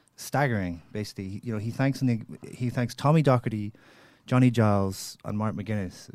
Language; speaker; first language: English; native; English